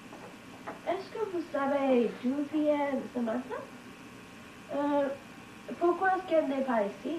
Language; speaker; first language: French; non-native, learner; English